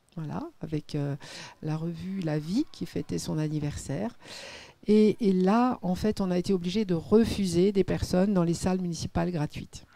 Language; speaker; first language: French; native; French